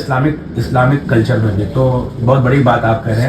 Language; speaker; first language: Hindi; native; Hindi